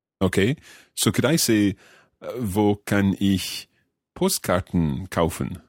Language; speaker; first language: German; non-native, learner; English